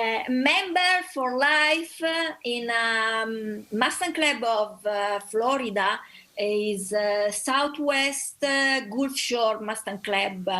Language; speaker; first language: English; non-native, learner; Italian